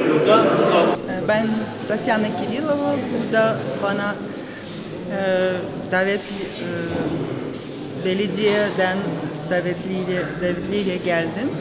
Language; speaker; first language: Turkish; non-native, learner; Russian